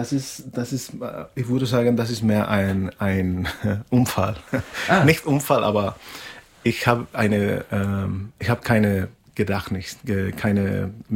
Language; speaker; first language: German; non-native, fluent; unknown